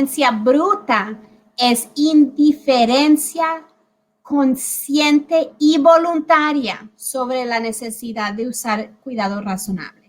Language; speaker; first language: Spanish; early bilingual, heritage; Spanish